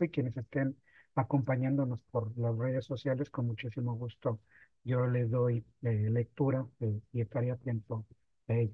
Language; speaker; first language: Spanish; native; Spanish